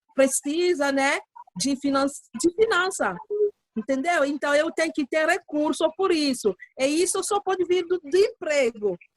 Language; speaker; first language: Portuguese; non-native, learner; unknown